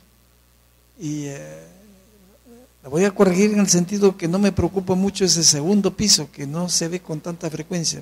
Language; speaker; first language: Spanish; native; Spanish